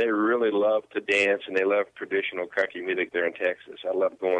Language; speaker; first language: English; native; English